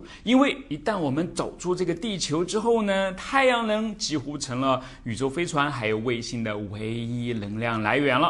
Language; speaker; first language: Chinese; native; Chinese